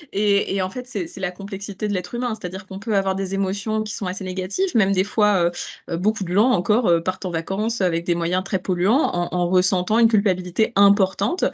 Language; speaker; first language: French; native; French